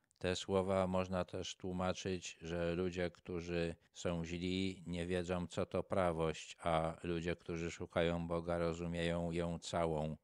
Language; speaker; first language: Polish; native; Polish